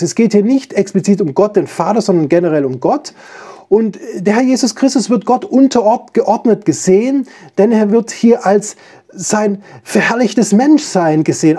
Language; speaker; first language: German; native; German